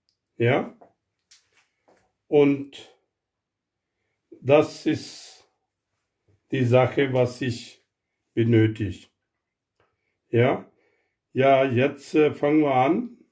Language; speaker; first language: German; non-native, learner; Urdu